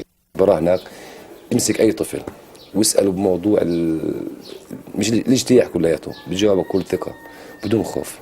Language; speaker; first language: Arabic; native; Arabic